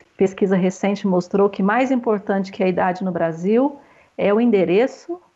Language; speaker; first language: Portuguese; native; Portuguese